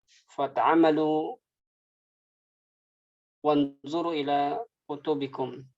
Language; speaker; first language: Arabic; non-native, fluent; Indonesian